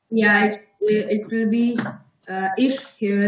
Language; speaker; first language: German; non-native, learner; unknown